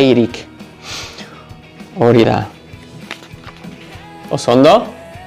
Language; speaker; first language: Basque; non-native, learner; English